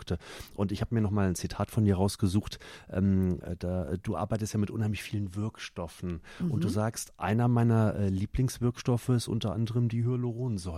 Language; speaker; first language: German; native; German